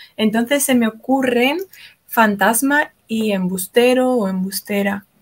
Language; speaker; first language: Spanish; native; Spanish